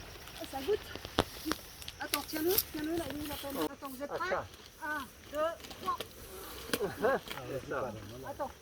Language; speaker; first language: French; native; French